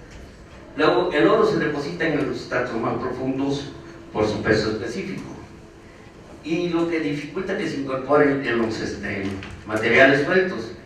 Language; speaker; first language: Spanish; native; Spanish